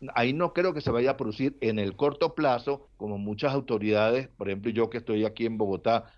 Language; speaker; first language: Spanish; native; Spanish